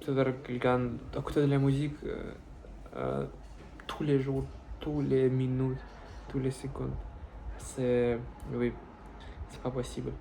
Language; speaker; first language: French; non-native, learner; Russian